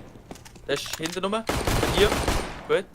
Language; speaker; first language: German; native; German